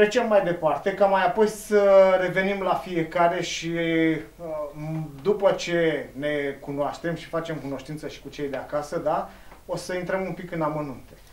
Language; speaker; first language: Romanian; native; Romanian